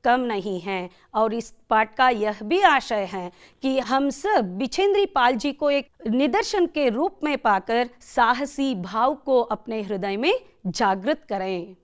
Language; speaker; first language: Hindi; non-native, local second language; Kannada